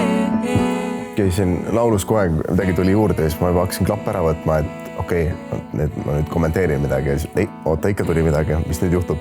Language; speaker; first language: Estonian; native; Estonian